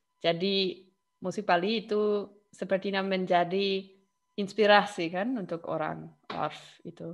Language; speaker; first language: Indonesian; non-native, fluent; German